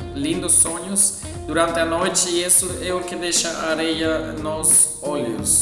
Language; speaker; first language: Portuguese; non-native, fluent; German